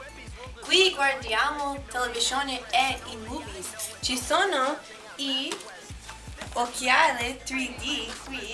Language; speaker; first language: Italian; non-native, learner; English